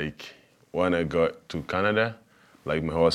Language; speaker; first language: English; non-native, local second language; Swahili